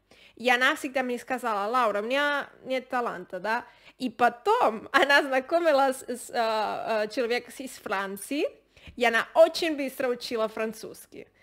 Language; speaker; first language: Russian; non-native, learner; Spanish